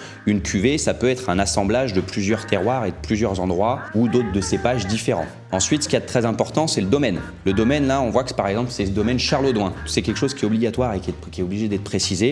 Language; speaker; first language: French; native; French